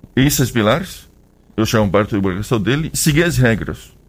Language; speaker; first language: Portuguese; non-native, learner; Arabic